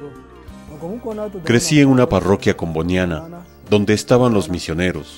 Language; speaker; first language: Spanish; non-native, fluent; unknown